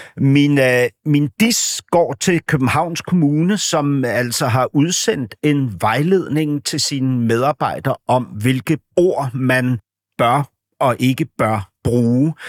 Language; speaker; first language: Danish; native; Danish